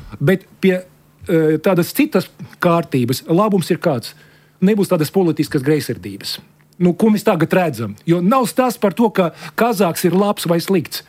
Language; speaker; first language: Latvian; non-native, local second language; Russian